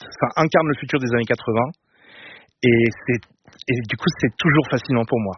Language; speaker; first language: French; native; French